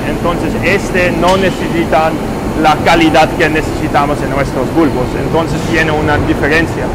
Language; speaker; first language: Spanish; non-native, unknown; Dutch